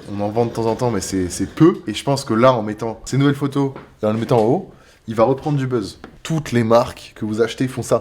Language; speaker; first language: French; native; French